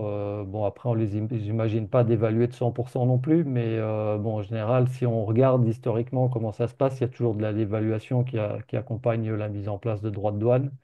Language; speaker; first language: French; native; French